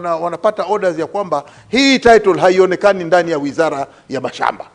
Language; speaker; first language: Swahili; native; Swahili